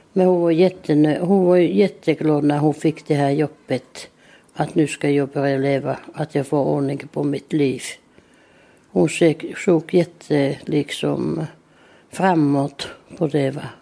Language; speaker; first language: Swedish; non-native, fluent; Finnish